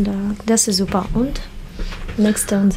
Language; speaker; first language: German; non-native, learner; Russian